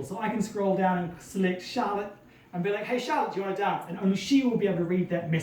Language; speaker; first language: English; native; English